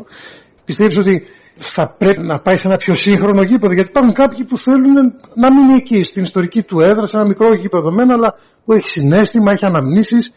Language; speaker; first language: Greek; native; Greek